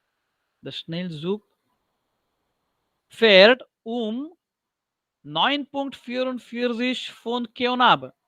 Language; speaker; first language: German; non-native, learner; Marathi